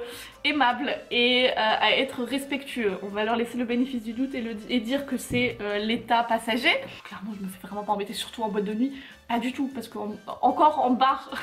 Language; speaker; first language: French; native; French